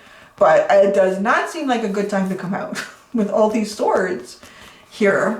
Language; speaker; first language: English; native; English